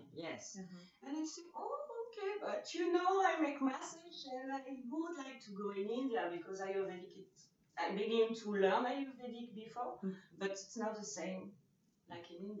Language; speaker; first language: English; non-native, learner; French